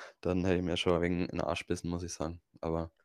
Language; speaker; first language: German; native; German